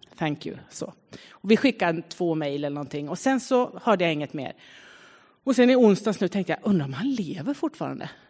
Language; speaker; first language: Swedish; native; Swedish